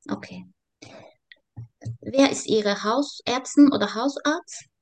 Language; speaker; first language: German; non-native, learner; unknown